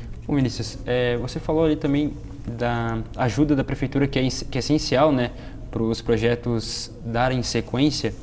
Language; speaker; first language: Portuguese; native; Portuguese